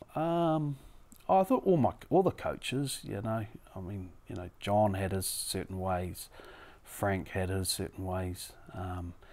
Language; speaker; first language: English; native; English